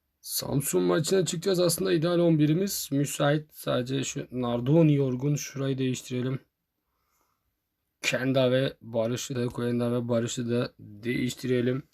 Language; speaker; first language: Turkish; native; Turkish